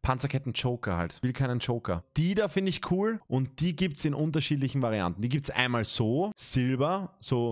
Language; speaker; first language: German; native; German